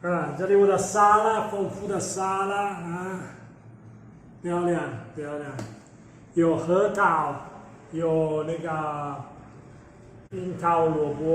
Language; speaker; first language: Chinese; non-native, fluent; Italian